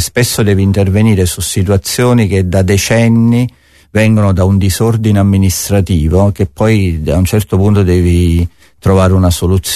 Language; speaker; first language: Italian; native; Italian